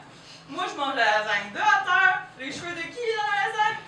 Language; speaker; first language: French; native; French